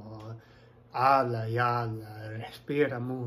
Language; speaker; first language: Spanish; non-native, fluent; English